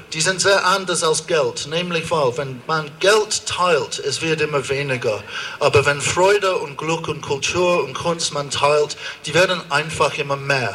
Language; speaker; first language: German; non-native, fluent; English